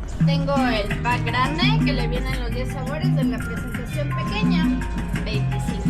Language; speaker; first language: Spanish; native; Spanish